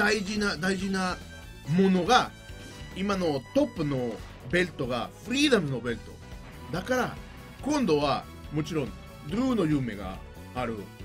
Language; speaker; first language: Japanese; non-native, learner; Spanish